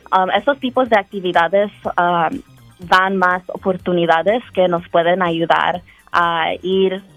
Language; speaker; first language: Spanish; early bilingual, heritage; Spanish